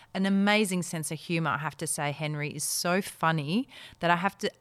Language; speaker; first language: English; early bilingual, other home language; Dutch